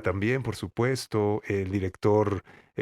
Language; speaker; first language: Spanish; native; Spanish